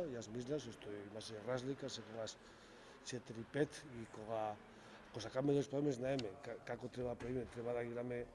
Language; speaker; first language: Macedonian; non-native, fluent; Spanish